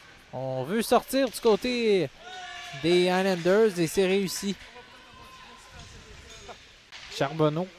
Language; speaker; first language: French; native; French